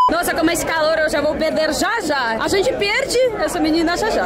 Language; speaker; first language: Portuguese; non-native, fluent; Russian